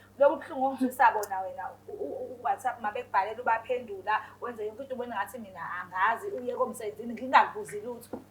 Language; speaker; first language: Zulu; native; Zulu